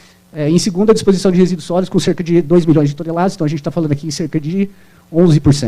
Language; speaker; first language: Portuguese; native; Portuguese